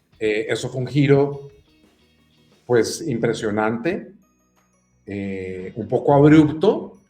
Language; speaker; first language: Spanish; native; Spanish